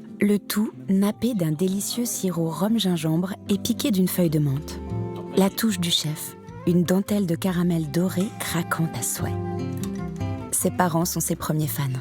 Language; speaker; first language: French; native; French